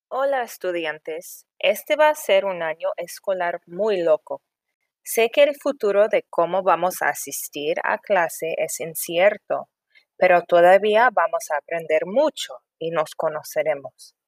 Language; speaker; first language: Spanish; non-native, fluent; English